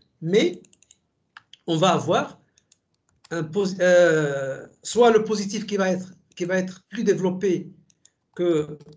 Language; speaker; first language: French; native; French